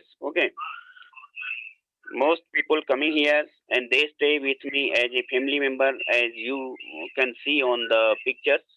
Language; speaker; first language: English; non-native, learner; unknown